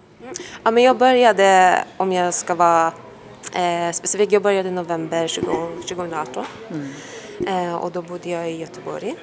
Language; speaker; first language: Swedish; non-native, fluent; Persian